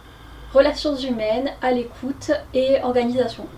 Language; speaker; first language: French; native; French